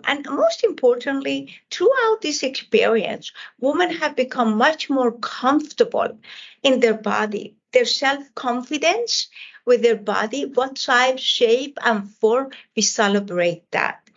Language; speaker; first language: English; non-native, fluent; Persian